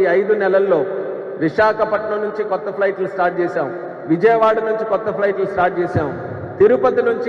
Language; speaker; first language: Telugu; native; Telugu